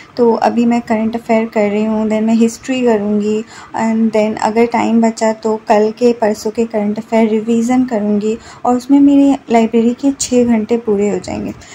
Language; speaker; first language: Hindi; native; Hindi